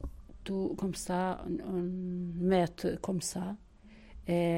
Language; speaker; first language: French; non-native, learner; Albanian